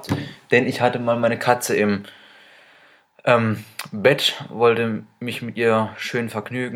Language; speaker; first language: German; native; German